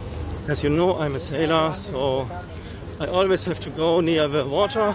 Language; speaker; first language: English; non-native, fluent; German